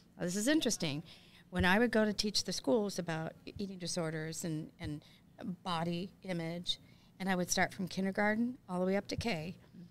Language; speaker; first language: English; native; English